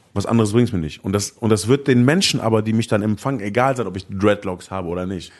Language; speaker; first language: German; early bilingual, other home language; Arabic